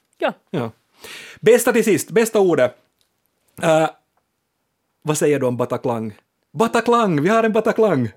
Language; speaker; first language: Swedish; native; Swedish